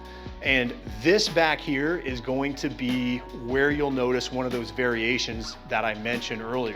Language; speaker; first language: English; native; English